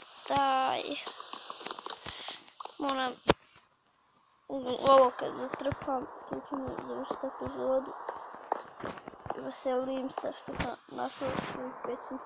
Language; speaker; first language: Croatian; early bilingual, heritage; Bosnian